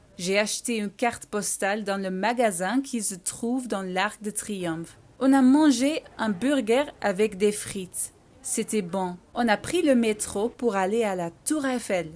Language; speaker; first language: French; non-native, learner; Dutch